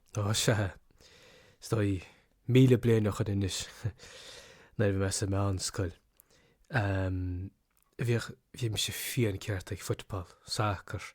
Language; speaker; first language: Irish; native; Irish